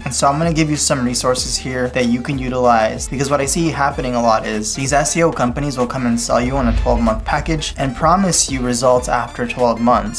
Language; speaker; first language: English; native; English